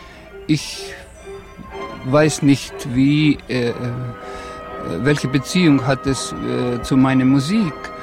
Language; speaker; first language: German; non-native, fluent; Estonian